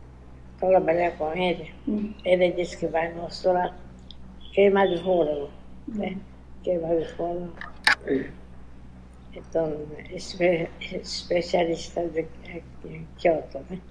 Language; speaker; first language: Portuguese; non-native, learner; Japanese